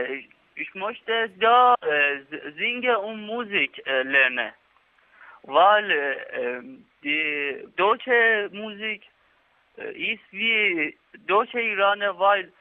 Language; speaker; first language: German; non-native, learner; Persian